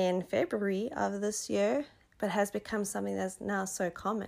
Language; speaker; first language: English; native; English